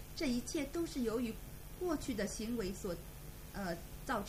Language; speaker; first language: Chinese; native; Chinese